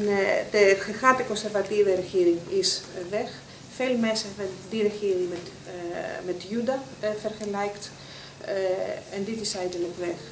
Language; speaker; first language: Dutch; non-native, fluent; Greek